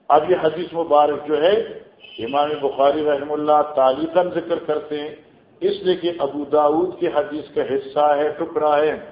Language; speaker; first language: Urdu; non-native, local second language; Northern Hindko